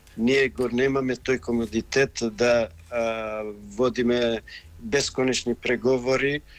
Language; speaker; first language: Macedonian; non-native, local second language; Albanian